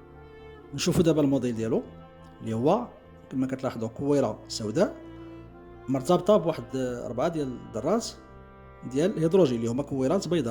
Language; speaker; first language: Arabic; native; Arabic